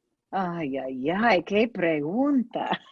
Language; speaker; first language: Spanish; non-native, fluent; English